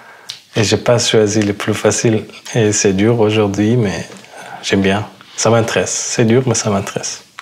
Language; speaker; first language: French; non-native, fluent; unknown